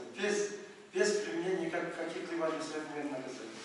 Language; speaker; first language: Russian; non-native, local second language; Kazakh